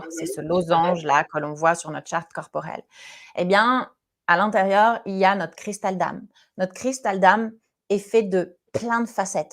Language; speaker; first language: French; native; French